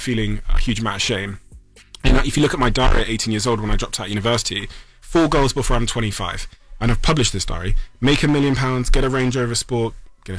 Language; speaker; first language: English; native; English